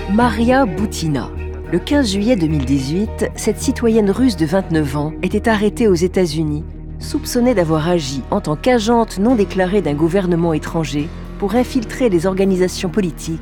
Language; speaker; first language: French; native; French